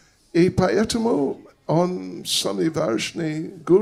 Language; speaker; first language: Russian; non-native, learner; English